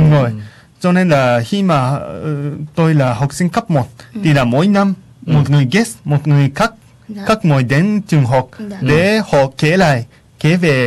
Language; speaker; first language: Vietnamese; non-native, fluent; Japanese